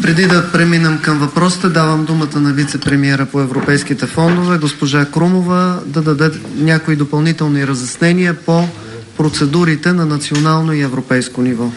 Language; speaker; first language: Bulgarian; native; Bulgarian